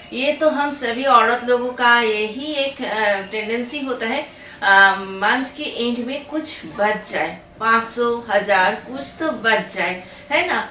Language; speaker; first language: Hindi; non-native, local second language; Bangla